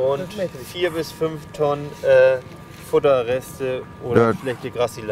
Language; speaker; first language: German; native; German